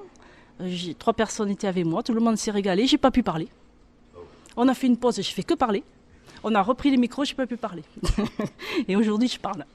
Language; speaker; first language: French; native; French